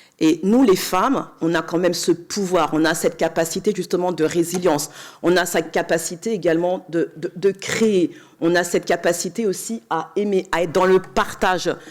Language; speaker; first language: French; native; French